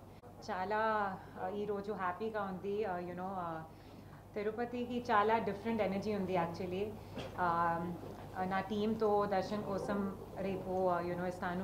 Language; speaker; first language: Telugu; non-native, learner; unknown